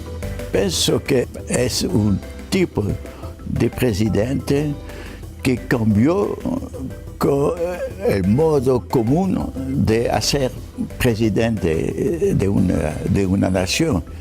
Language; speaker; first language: Spanish; non-native, fluent; French